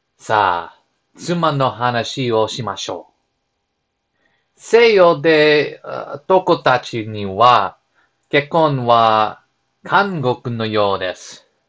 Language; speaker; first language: Japanese; non-native, learner; English